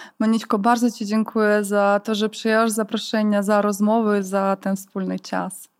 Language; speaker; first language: Polish; non-native, fluent; Ukrainian